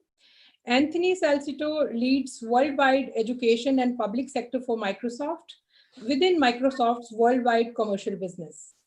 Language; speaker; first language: English; non-native, local second language; Hindi